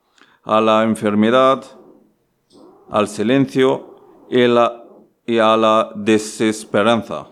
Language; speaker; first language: Spanish; non-native, learner; Arabic